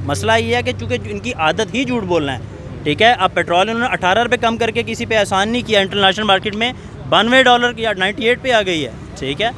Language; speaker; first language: Urdu; native; Urdu